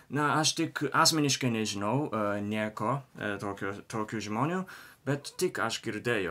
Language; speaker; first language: Lithuanian; non-native, learner; Japanese